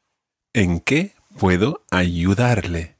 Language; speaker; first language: Spanish; non-native, fluent; English